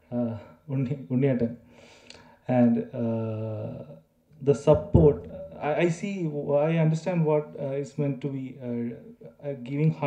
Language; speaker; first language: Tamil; non-native, learner; Malayalam